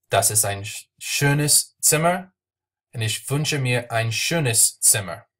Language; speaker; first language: German; non-native, learner; English